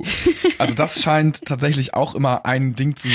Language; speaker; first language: German; native; German